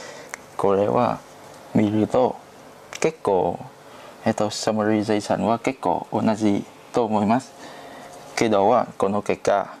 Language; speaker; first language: Japanese; non-native, learner; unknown